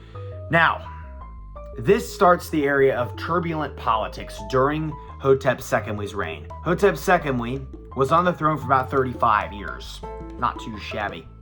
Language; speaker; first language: English; native; English